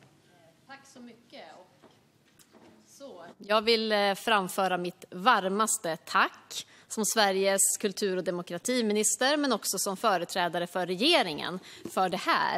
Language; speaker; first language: Swedish; native; Swedish